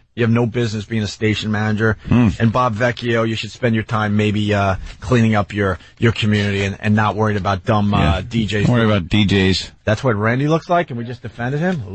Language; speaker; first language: English; native; English